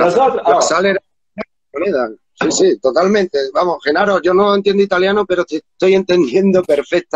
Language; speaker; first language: Spanish; native; Spanish